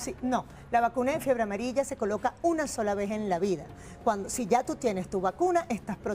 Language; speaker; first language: Spanish; native; Spanish